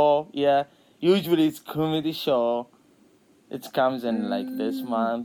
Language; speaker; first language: English; non-native, learner; Arabic